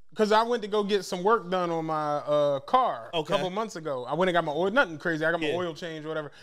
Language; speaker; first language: English; native; English